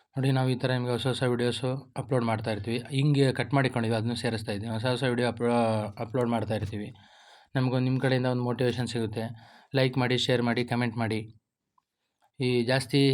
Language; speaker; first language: Kannada; native; Kannada